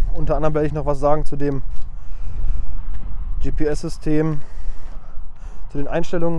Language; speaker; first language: German; native; German